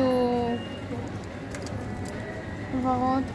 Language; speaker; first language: Hebrew; early bilingual, other home language; Russian